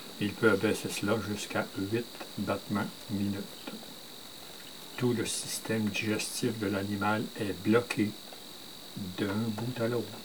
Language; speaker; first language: French; native; French